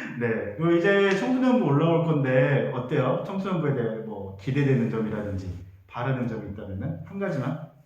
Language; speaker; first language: Korean; native; Korean